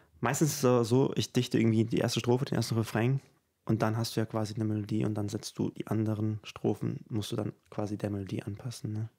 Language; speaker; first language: German; early bilingual, other home language; Ukrainian